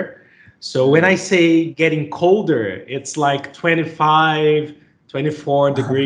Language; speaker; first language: English; non-native, fluent; Portuguese